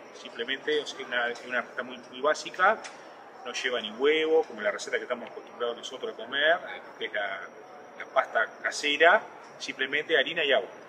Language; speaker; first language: Spanish; native; Spanish